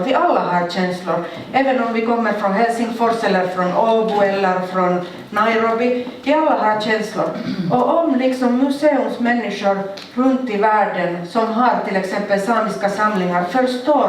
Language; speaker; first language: Swedish; non-native, local second language; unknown